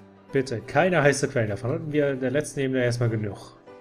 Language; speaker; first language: German; native; German